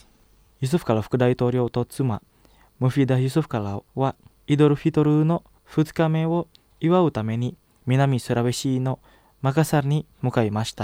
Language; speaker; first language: Japanese; non-native, fluent; Indonesian